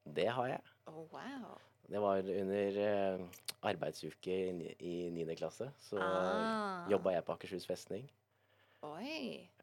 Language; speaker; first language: Norwegian; native; Norwegian